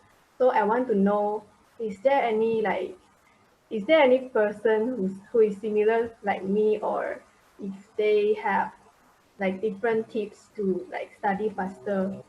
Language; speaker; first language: English; non-native, local second language; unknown